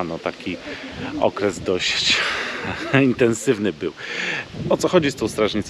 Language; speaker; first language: Polish; native; Polish